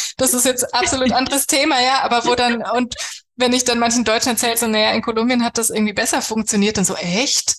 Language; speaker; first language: German; native; German